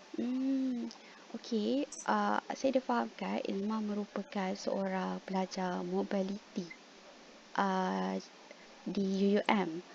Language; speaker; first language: Malay; native; Malay